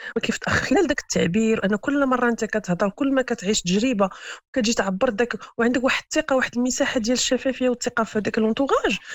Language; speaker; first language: Arabic; native; Arabic